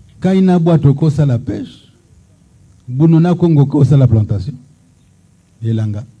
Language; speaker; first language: Lingala; native; Lingala